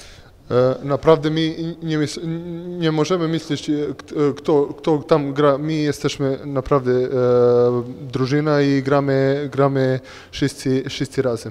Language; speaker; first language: Polish; non-native, fluent; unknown